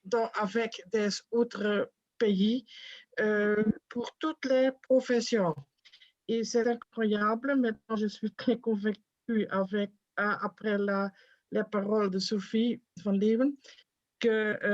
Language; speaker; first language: French; non-native, fluent; Dutch